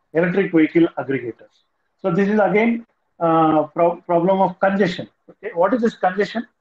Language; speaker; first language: English; non-native, local second language; Telugu